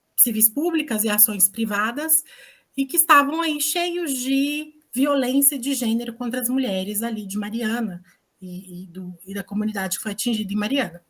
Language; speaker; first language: Portuguese; native; Portuguese